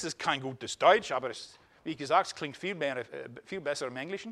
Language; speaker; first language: German; non-native, fluent; English